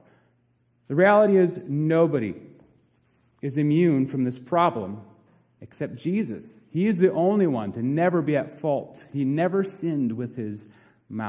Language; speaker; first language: English; native; English